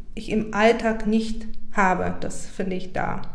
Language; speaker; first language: German; non-native, fluent; Bulgarian